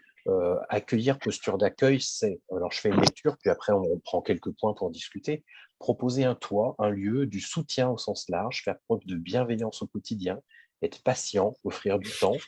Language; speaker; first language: French; native; French